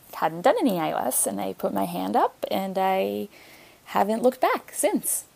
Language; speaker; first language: English; non-native, fluent; Arabic